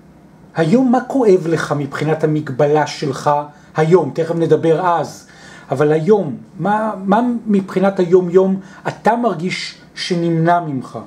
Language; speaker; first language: Hebrew; native; Hebrew